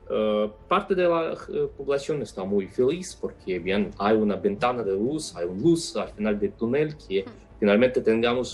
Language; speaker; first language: Spanish; non-native, fluent; Russian